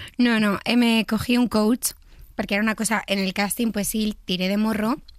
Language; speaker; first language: Spanish; native; Spanish